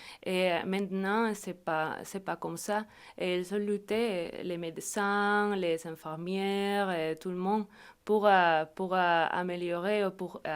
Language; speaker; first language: French; non-native, fluent; Spanish